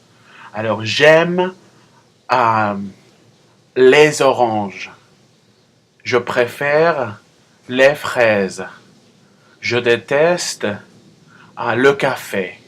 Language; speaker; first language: French; non-native, fluent; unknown